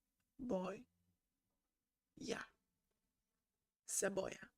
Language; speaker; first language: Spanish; non-native, learner; English